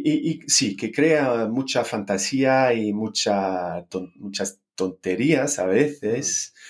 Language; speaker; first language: Spanish; non-native, fluent; English